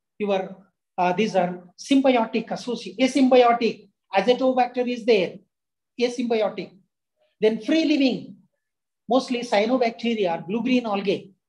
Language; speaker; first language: English; non-native, local second language; Telugu